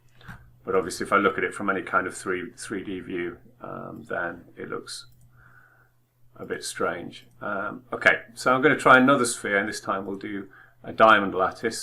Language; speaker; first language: English; native; English